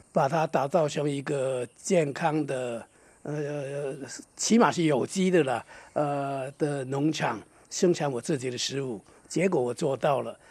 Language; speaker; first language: Chinese; non-native, local second language; Hakka Chinese